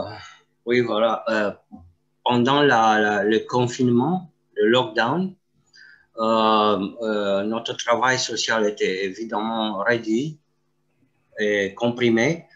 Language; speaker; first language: French; non-native, fluent; Romanian